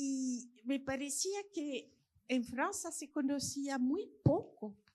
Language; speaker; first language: Spanish; non-native, fluent; French